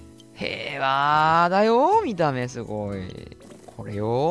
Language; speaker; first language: Japanese; native; Japanese